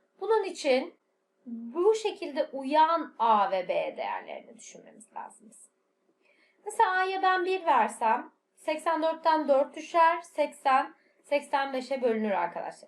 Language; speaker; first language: Turkish; native; Turkish